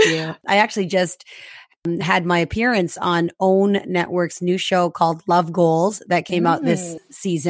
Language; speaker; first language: English; early bilingual, other home language; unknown